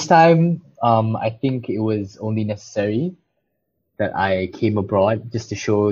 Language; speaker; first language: English; non-native, local second language; Malay